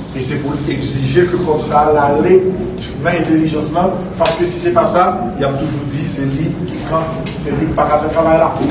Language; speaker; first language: French; non-native, local second language; Haitian Creole